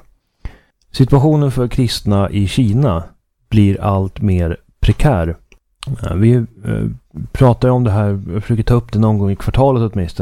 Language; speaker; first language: Swedish; native; Swedish